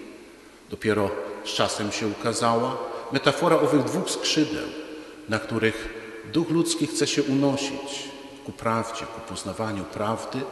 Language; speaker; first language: Polish; native; Polish